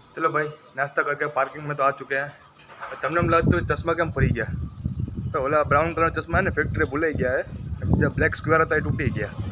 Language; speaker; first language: Hindi; non-native, local second language; Gujarati